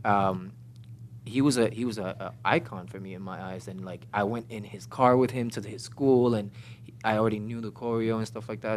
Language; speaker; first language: English; non-native, fluent; Spanish